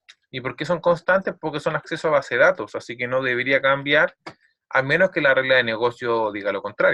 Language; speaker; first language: Spanish; native; Spanish